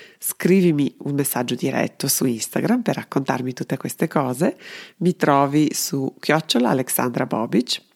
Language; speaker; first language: Italian; non-native, fluent; Serbian